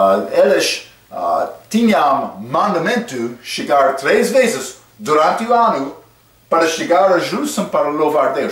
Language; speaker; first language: Portuguese; non-native, fluent; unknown